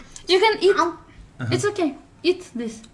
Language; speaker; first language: English; non-native, learner; Russian